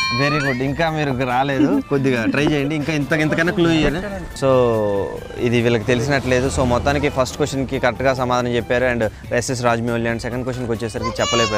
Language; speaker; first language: Telugu; native; Telugu